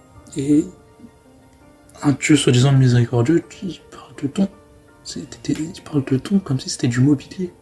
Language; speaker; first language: French; native; French